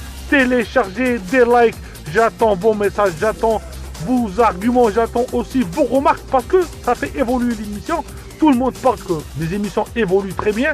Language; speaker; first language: French; non-native, local second language; Arabic